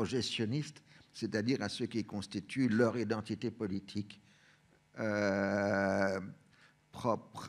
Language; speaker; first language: French; native; French